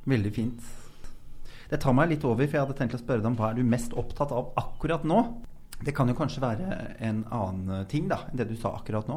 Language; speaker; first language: Norwegian; native; Norwegian